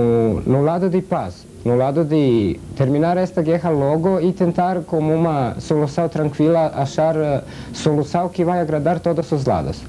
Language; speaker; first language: Portuguese; non-native, fluent; Serbian